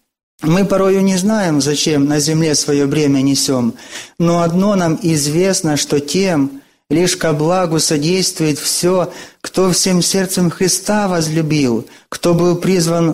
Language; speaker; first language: Russian; native; Russian